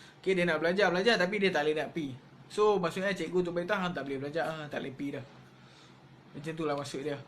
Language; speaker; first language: Malay; native; Malay